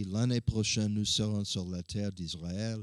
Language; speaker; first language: French; non-native, learner; English